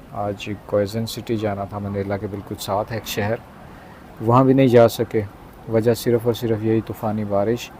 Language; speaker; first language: Urdu; non-native, local second language; Punjabi